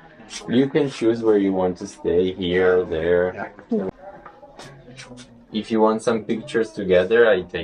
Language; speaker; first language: English; non-native, fluent; Italian